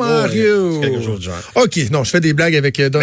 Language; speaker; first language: French; native; French